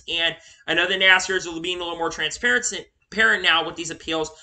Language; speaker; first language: English; native; English